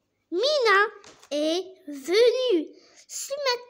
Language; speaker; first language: French; non-native, learner; Arabic